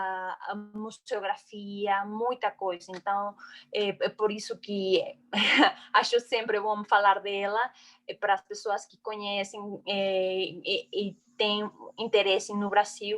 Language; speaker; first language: Portuguese; non-native, fluent; Spanish